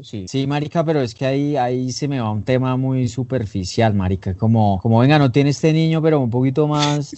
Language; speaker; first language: Spanish; native; Spanish